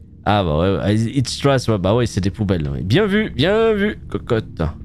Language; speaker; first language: French; native; French